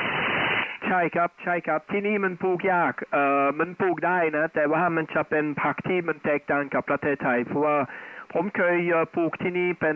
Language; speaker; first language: Thai; non-native, fluent; Dutch